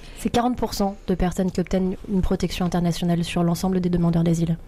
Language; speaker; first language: French; native; French